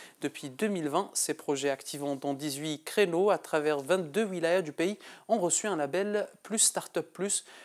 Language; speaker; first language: French; non-native, local second language; Arabic